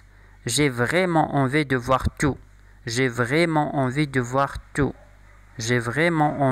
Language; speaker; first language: French; non-native, local second language; Arabic